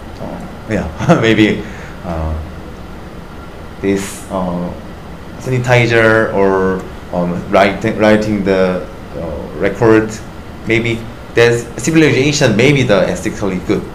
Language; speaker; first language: English; non-native, learner; Korean